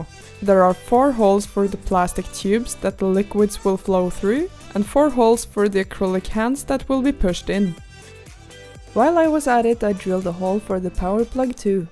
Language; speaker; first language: English; non-native, fluent; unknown